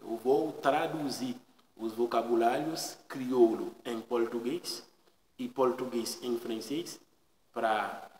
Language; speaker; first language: Portuguese; non-native, learner; Haitian Creole